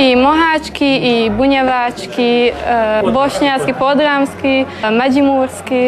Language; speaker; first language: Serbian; early bilingual, heritage; Croatian